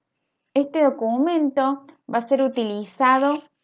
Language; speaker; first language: Spanish; native; Spanish